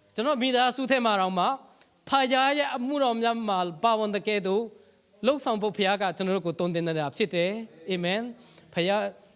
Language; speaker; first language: Burmese; non-native, local second language; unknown